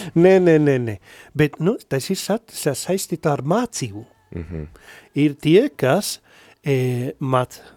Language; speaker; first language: Latvian; non-native, fluent; Spanish